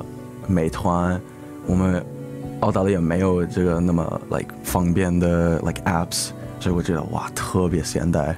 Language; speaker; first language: Chinese; early bilingual, heritage; English